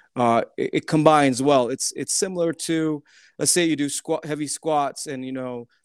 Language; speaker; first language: English; early bilingual, other home language; Turkish